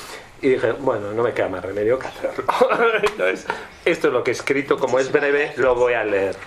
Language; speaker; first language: Spanish; native; Spanish